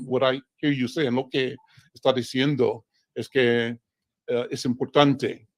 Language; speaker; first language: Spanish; non-native, learner; English